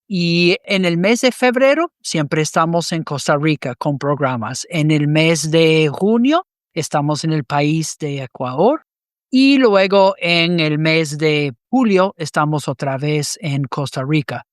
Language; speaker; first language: Spanish; non-native, fluent; English